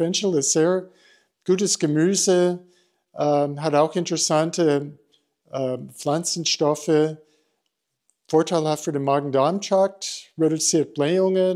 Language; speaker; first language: German; non-native, fluent; English